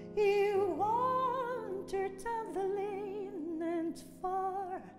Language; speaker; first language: English; non-native, fluent; Italian